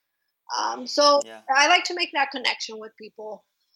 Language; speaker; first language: English; early bilingual, other home language; Spanish